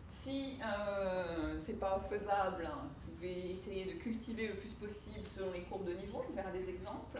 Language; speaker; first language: French; native; French